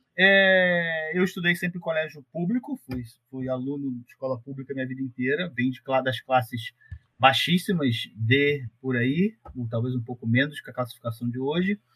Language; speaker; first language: Portuguese; native; Portuguese